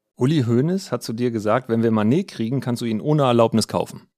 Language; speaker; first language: German; native; German